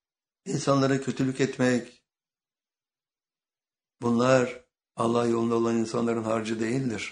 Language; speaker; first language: Turkish; native; Turkish